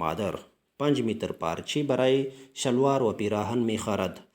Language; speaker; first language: Persian; non-native, fluent; Urdu